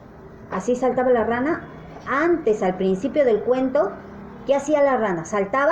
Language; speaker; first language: Spanish; native; Spanish